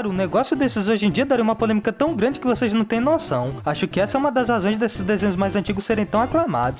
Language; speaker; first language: Portuguese; native; Portuguese